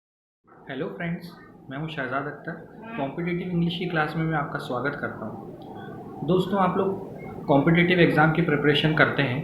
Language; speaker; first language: Hindi; native; Hindi